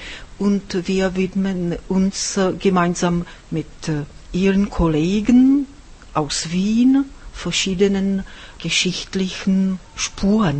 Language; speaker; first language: German; non-native, fluent; Czech